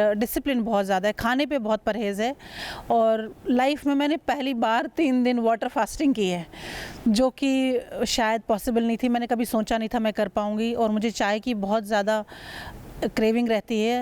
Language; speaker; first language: Hindi; native; Hindi